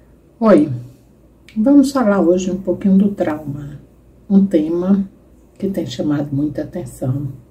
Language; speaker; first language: Portuguese; native; Portuguese